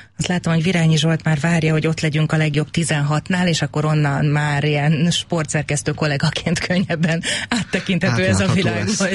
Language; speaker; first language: Hungarian; native; Hungarian